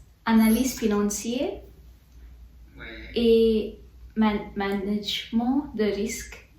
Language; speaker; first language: French; non-native, learner; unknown